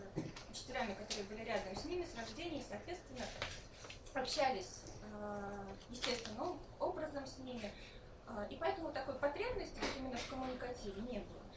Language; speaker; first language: Russian; native; Russian